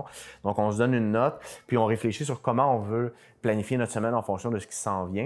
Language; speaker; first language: French; native; French